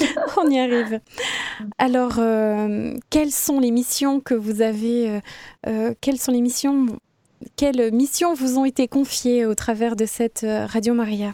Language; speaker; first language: French; native; French